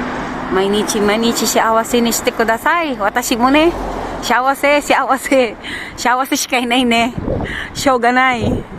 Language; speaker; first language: Japanese; non-native, learner; Filipino